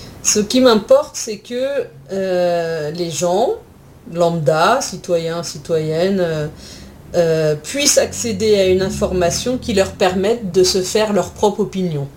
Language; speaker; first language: French; native; French